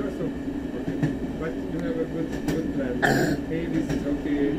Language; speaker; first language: English; non-native, learner; Hungarian